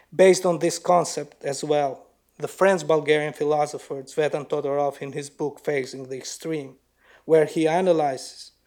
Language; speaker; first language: English; non-native, fluent; Albanian